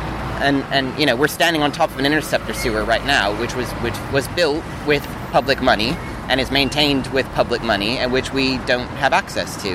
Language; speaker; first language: English; native; English